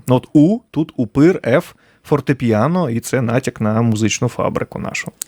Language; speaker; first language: Ukrainian; native; Ukrainian